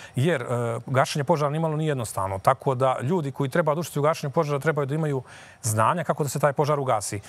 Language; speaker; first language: Croatian; native; Croatian